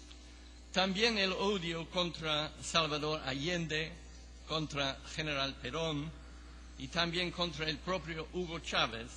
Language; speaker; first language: Spanish; non-native, fluent; English